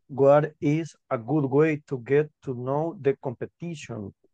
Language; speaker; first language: English; non-native, learner; Spanish